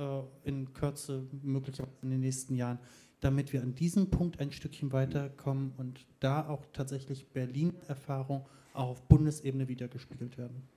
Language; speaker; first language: German; native; German